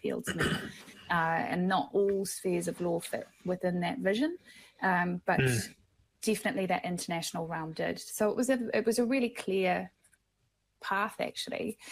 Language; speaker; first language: English; native; English